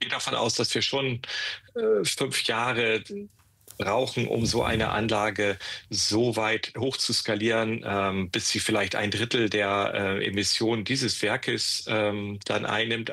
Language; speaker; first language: German; native; German